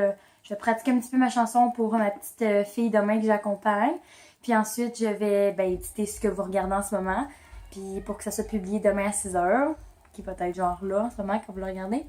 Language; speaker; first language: French; native; French